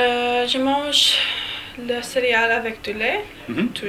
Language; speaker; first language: French; non-native, learner; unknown